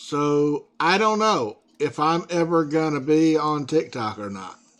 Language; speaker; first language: English; native; English